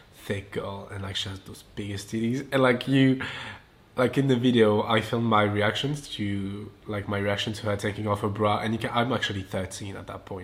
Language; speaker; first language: English; non-native, fluent; French